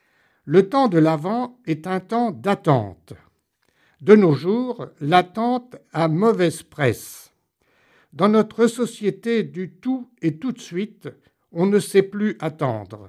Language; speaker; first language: French; native; French